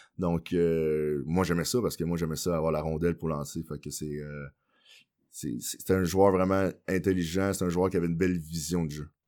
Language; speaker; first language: French; early bilingual, other home language; Haitian Creole